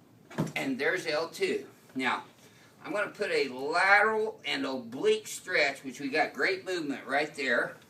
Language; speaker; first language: English; native; English